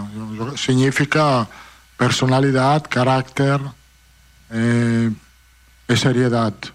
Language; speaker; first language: Portuguese; non-native, learner; Italian